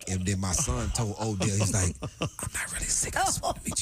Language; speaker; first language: English; native; English